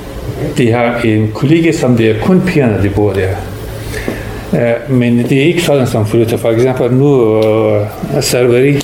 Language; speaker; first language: Danish; non-native, learner; Persian